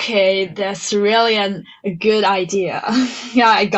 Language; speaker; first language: English; non-native, learner; Chinese